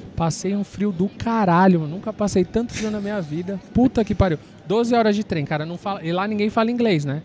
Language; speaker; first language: Portuguese; native; Portuguese